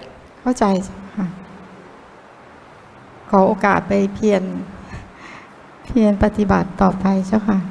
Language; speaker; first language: Thai; native; Thai